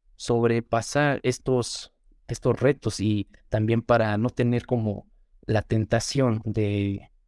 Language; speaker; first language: Spanish; native; Spanish